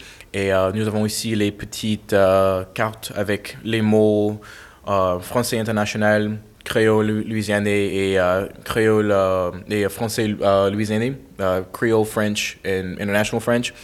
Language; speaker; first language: French; non-native, fluent; English